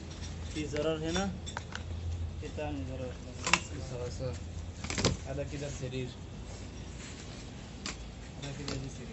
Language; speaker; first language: Arabic; non-native, learner; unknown